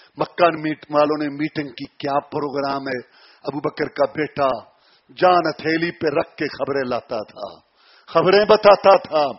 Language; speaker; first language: Urdu; non-native, local second language; Punjabi